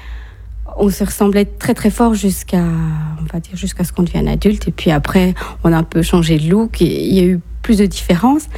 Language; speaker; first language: French; native; French